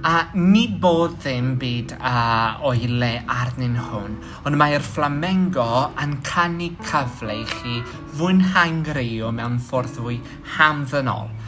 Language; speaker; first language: Welsh; non-native, fluent; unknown